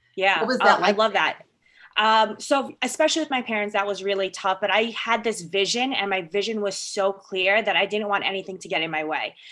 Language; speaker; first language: English; early bilingual, other home language; Filipino